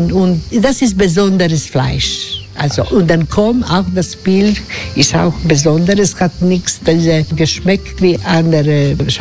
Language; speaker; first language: German; non-native, learner; Croatian